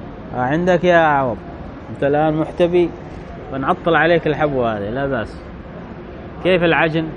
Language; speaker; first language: Arabic; native; Arabic